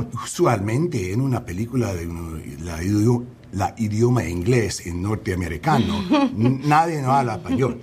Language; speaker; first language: Spanish; non-native, learner; English